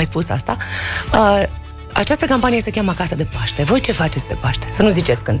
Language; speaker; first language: Romanian; native; Romanian